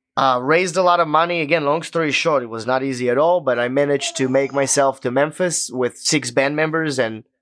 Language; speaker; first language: English; non-native, fluent; Hebrew